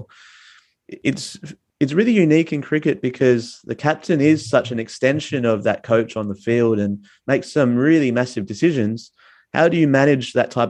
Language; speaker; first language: English; native; English